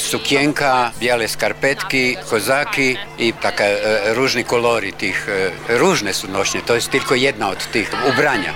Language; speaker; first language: Polish; non-native, learner; Croatian